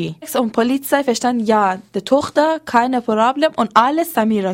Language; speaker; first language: German; non-native, learner; Persian